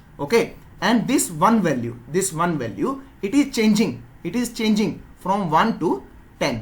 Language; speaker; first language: English; non-native, local second language; Hindi